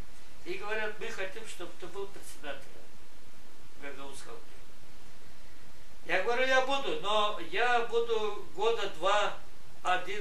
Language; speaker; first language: Russian; non-native, local second language; Gagauz